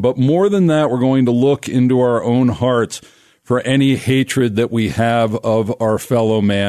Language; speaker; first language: English; native; English